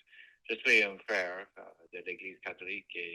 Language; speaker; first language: French; non-native, fluent; English